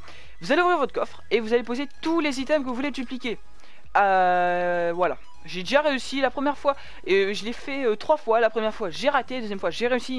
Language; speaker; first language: French; native; French